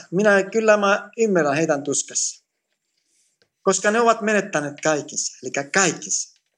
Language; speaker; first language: Finnish; non-native, fluent; Greek